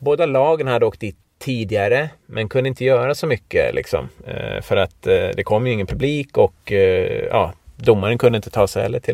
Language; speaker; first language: Swedish; native; Swedish